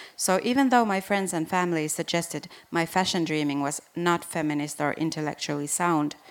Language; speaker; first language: English; non-native, fluent; Finnish